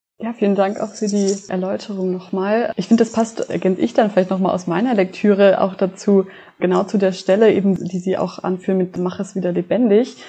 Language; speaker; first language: German; native; German